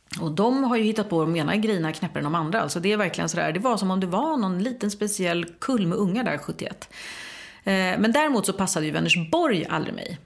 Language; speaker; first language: Swedish; native; Swedish